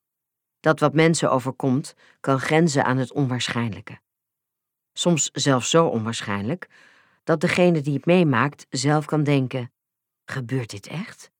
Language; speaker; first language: Dutch; native; Dutch